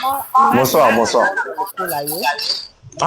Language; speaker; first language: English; non-native, learner; Lingala